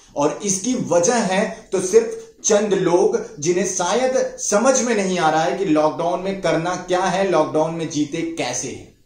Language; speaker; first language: Hindi; non-native, local second language; Marathi